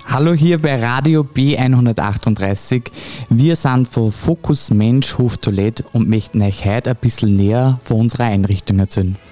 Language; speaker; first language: German; native; German